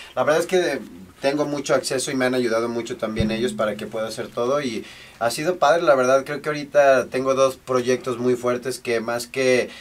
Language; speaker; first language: Spanish; native; Spanish